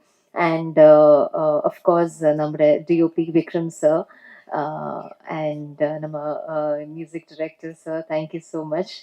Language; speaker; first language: Tamil; non-native, local second language; Malayalam